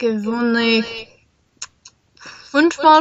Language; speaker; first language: German; non-native, learner; English